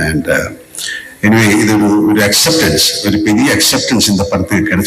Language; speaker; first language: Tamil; non-native, fluent; Malayalam